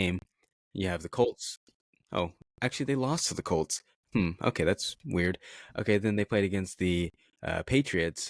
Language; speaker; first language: English; native; English